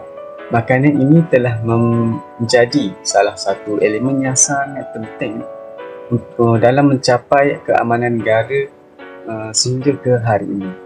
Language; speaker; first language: Malay; native; Malay